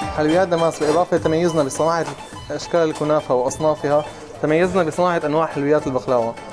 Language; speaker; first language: Arabic; native; Arabic